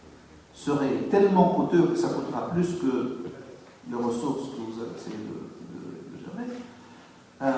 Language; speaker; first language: French; non-native, local second language; Arabic